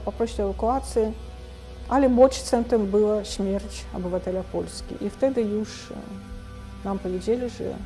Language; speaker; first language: Polish; non-native, fluent; Russian